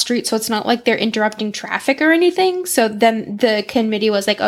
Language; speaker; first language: English; native; English